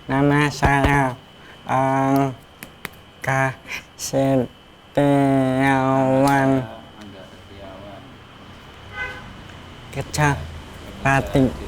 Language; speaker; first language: Indonesian; non-native, local second language; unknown